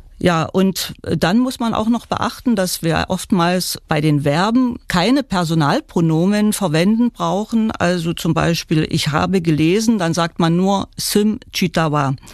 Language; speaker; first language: German; non-native, local second language; Upper Sorbian